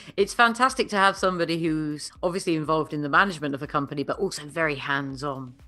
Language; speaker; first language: English; native; English